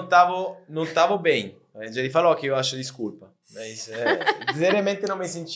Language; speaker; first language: Portuguese; non-native, fluent; Italian